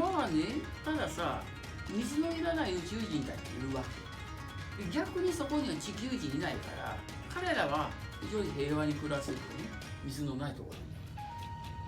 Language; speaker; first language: Japanese; native; Japanese